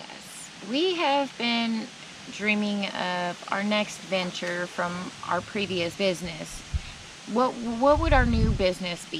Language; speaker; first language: English; native; English